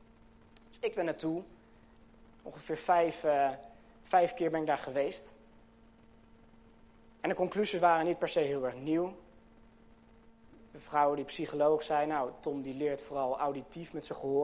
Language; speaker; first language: Dutch; native; Dutch